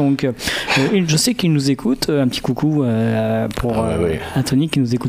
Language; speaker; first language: French; native; French